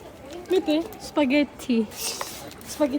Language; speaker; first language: Japanese; non-native, fluent; Filipino